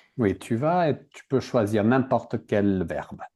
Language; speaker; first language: French; native; French